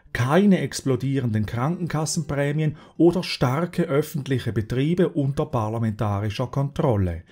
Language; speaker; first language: German; native; German